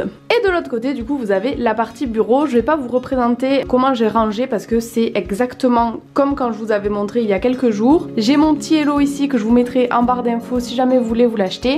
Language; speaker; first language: French; native; French